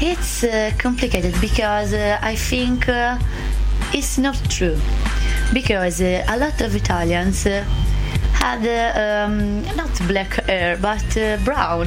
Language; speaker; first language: English; non-native, learner; Italian